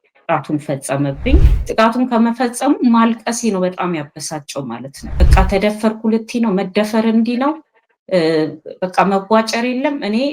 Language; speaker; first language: Amharic; native; Amharic